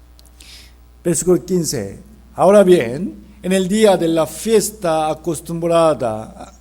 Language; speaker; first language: Spanish; non-native, fluent; Korean